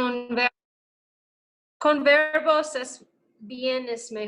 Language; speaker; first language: Spanish; non-native, learner; English